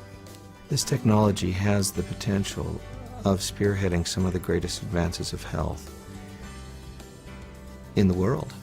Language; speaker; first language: English; native; English